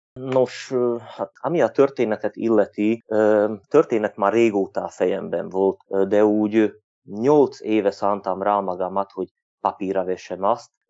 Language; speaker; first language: Hungarian; native; Hungarian